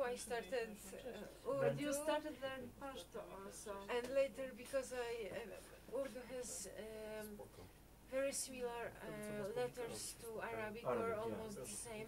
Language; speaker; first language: English; non-native, fluent; Polish